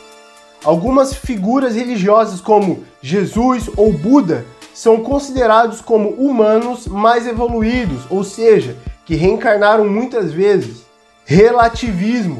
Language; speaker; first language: Portuguese; native; Portuguese